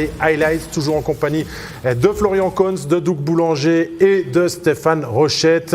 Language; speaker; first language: French; native; French